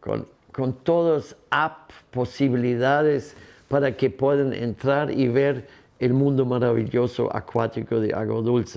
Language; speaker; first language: Spanish; non-native, fluent; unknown